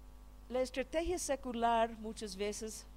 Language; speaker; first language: Spanish; non-native, fluent; English